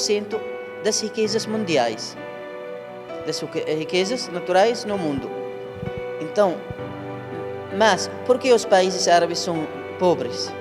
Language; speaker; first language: Portuguese; non-native, learner; Arabic